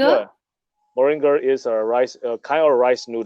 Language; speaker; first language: English; non-native, learner; Burmese